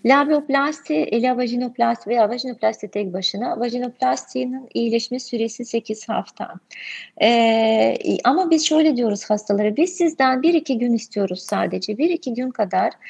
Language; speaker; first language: Turkish; non-native, fluent; Russian